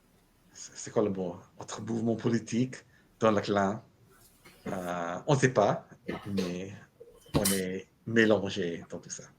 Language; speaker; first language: French; non-native, fluent; English